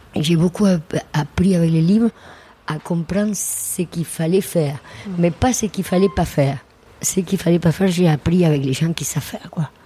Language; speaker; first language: French; non-native, fluent; Spanish